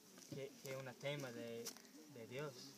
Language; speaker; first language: Spanish; non-native, learner; English